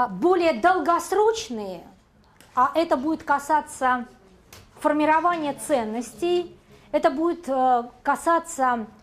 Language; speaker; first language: Russian; native; Russian